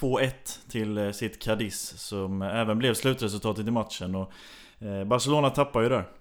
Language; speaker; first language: Swedish; native; Swedish